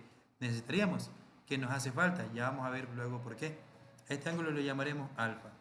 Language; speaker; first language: Spanish; native; Spanish